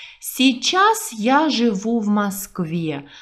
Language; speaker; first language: Russian; non-native, fluent; Portuguese